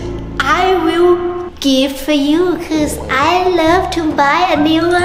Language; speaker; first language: English; non-native, learner; Thai